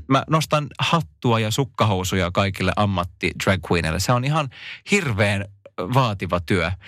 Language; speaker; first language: Finnish; non-native, local second language; Swedish